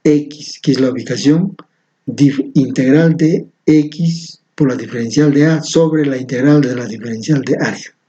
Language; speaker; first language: Spanish; native; Spanish